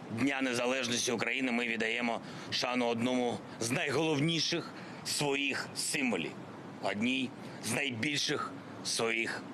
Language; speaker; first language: Ukrainian; non-native, local second language; Russian